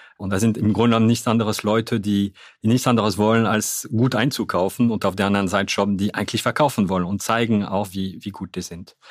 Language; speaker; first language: German; non-native, fluent; French